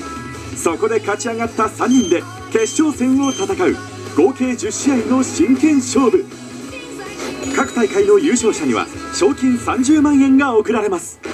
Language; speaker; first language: Japanese; native; Japanese